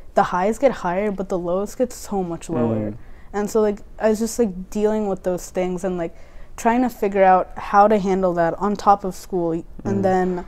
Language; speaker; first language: English; native; English